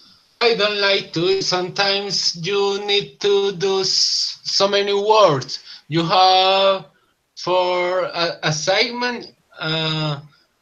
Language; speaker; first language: English; non-native, learner; Spanish